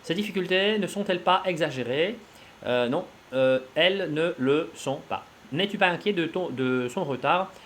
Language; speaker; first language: French; non-native, fluent; Russian